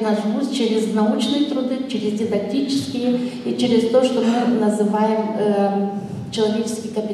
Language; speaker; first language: Russian; non-native, local second language; Romanian